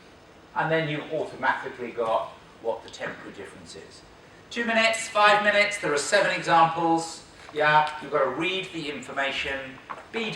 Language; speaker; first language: English; native; English